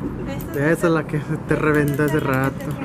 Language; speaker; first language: Spanish; native; Spanish